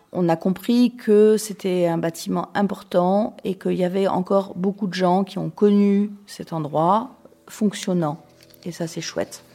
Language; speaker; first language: French; native; French